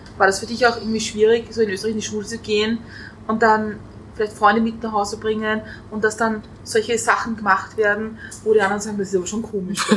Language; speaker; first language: German; native; German